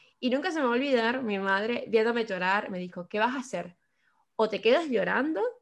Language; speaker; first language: Spanish; native; Spanish